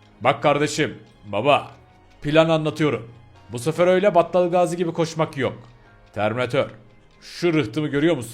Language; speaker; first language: Turkish; native; Turkish